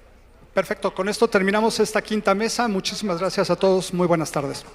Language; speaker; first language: Spanish; native; Spanish